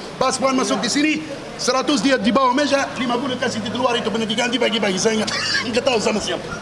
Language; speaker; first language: Indonesian; non-native, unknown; Arabic